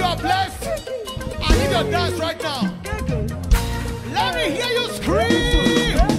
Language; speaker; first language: English; non-native, local second language; Igbo